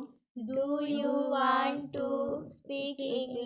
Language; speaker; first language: English; non-native, learner; Hindi